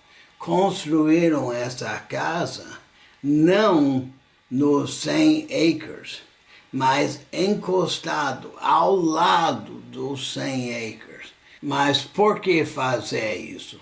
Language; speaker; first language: Portuguese; non-native, fluent; English